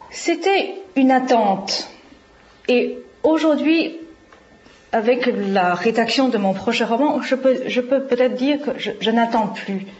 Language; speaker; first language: French; non-native, fluent; Chinese